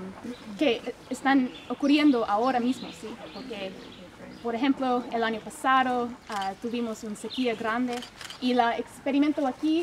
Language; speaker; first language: Spanish; non-native, fluent; English